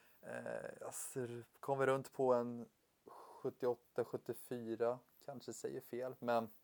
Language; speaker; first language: Swedish; native; Swedish